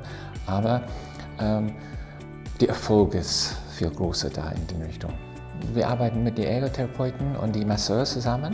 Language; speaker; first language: German; non-native, fluent; English